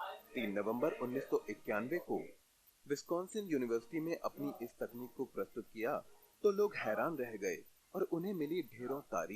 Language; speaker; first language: Hindi; native; Hindi